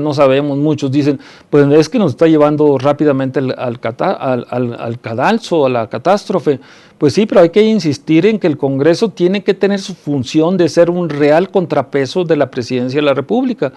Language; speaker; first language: Spanish; native; Spanish